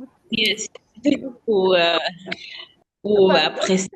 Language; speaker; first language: French; non-native, fluent; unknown